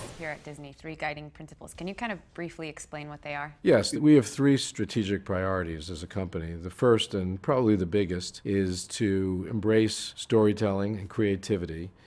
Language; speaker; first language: English; native; English